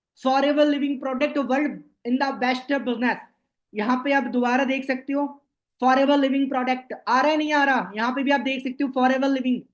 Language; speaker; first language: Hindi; non-native, local second language; Bangla